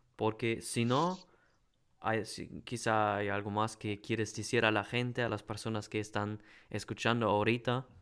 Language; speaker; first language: Spanish; non-native, fluent; German